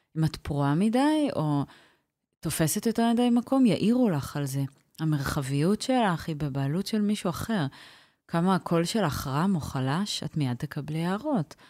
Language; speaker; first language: Hebrew; native; Hebrew